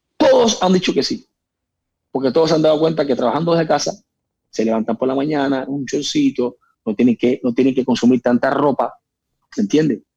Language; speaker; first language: Spanish; native; Spanish